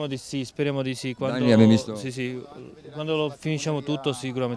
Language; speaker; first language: Italian; non-native, learner; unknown